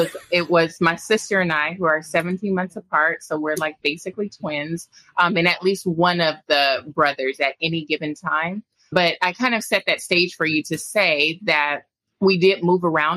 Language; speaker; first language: English; native; English